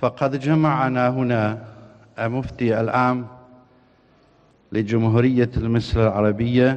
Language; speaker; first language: Arabic; non-native, fluent; Bosnian